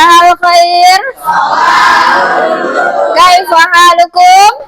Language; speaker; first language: Arabic; non-native, fluent; Indonesian